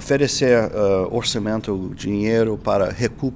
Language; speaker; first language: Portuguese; non-native, fluent; English